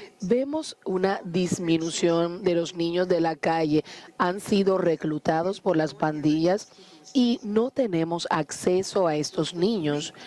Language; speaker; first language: Spanish; non-native, fluent; Haitian Creole